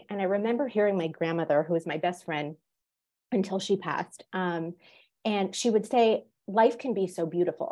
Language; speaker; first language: English; native; English